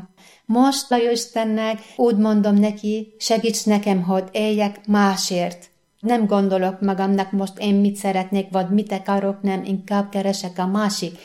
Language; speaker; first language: Hungarian; non-native, learner; Arabic